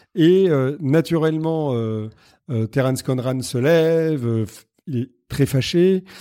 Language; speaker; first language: French; native; French